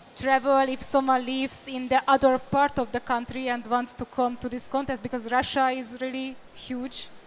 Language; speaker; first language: English; non-native, fluent; Hungarian